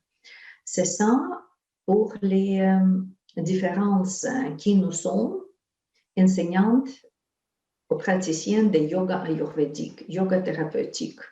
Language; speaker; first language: French; non-native, fluent; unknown